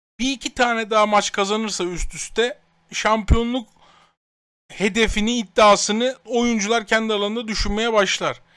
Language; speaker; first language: Turkish; native; Turkish